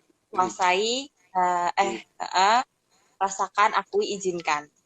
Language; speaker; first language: Indonesian; native; Indonesian